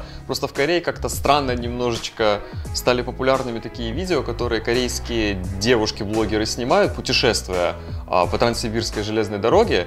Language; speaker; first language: Russian; native; Russian